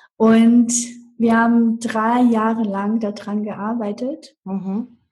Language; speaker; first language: German; non-native, fluent; Russian